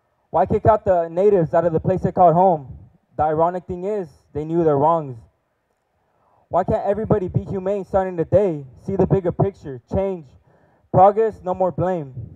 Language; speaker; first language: English; early bilingual, other home language; Spanish